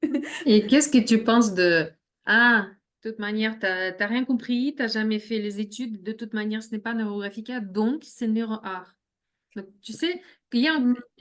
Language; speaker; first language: French; non-native, fluent; Russian